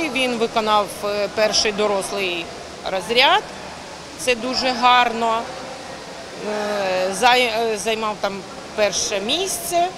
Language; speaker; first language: Ukrainian; non-native, local second language; Russian